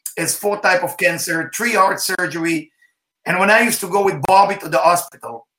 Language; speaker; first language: English; non-native, fluent; Hebrew